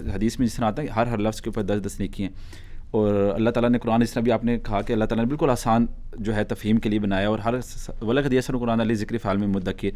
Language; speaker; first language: Urdu; native; Urdu